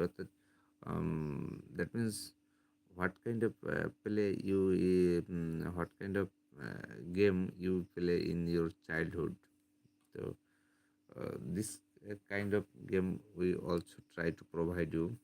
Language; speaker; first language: English; non-native, local second language; Bangla